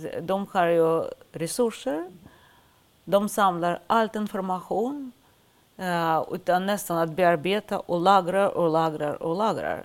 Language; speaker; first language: Swedish; non-native, fluent; Russian